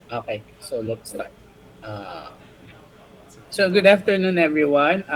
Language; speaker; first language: English; non-native, fluent; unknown